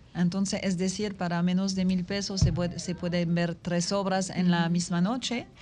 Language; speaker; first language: Spanish; non-native, fluent; French